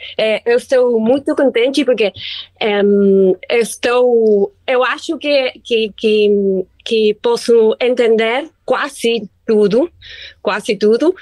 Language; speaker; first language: Portuguese; non-native, learner; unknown